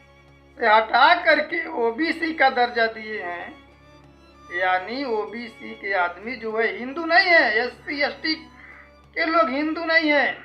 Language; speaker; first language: Hindi; native; Hindi